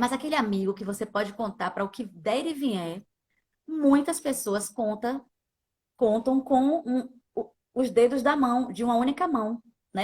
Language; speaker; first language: Portuguese; native; Portuguese